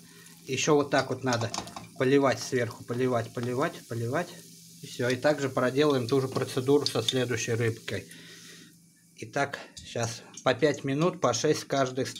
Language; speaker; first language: Russian; native; Russian